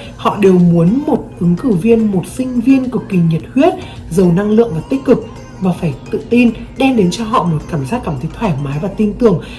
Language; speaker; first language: Vietnamese; native; Vietnamese